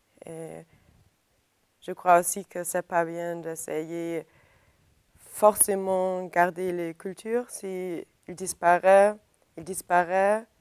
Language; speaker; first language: French; non-native, fluent; German